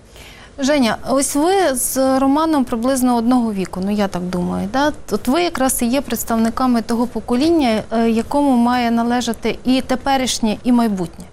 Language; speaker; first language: Ukrainian; native; Ukrainian